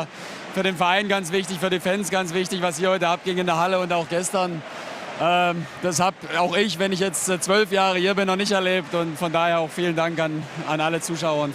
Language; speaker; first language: German; native; German